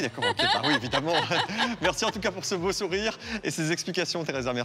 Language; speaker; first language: French; native; French